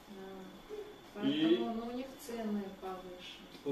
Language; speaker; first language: Russian; native; Russian